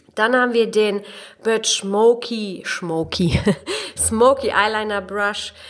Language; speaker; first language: German; early bilingual, other home language; Polish